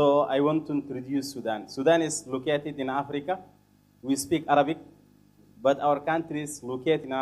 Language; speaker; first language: English; non-native, learner; Arabic